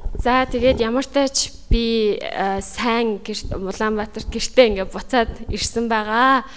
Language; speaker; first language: Mongolian; native; Mongolian